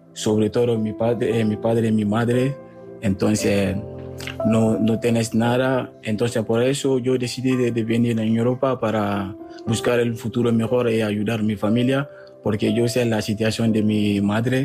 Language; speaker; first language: Spanish; non-native, learner; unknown